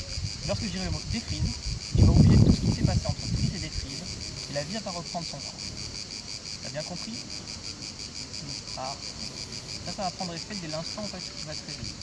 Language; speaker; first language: French; native; French